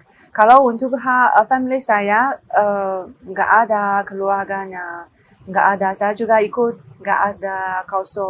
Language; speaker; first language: Indonesian; non-native, learner; Chinese